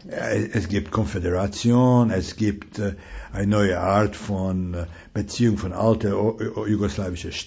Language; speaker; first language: German; non-native, fluent; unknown